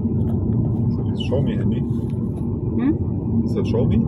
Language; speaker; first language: German; native; German